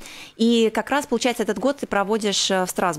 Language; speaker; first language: Russian; native; Russian